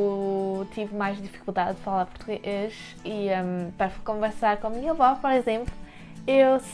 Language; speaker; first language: Portuguese; early bilingual, heritage; French